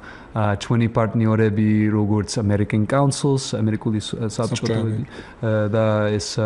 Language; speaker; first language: Georgian; non-native, learner; English